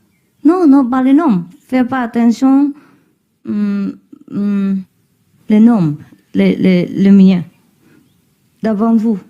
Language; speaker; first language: French; non-native, learner; Chinese